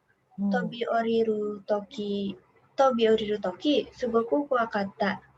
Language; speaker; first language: Japanese; non-native, learner; Indonesian